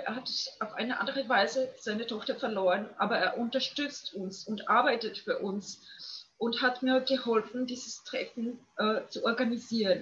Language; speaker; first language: German; non-native, fluent; Polish